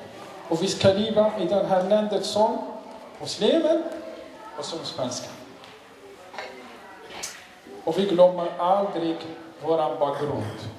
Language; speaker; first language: Swedish; non-native, learner; Arabic